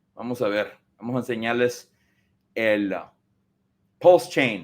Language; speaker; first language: Spanish; early bilingual, heritage; Spanish